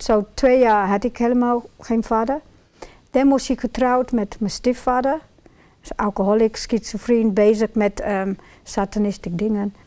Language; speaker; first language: Dutch; non-native, fluent; English